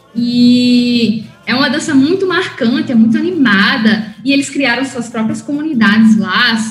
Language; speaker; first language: Portuguese; early bilingual, heritage; Spanish